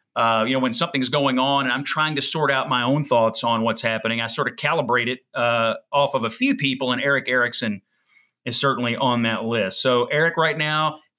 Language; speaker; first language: English; native; English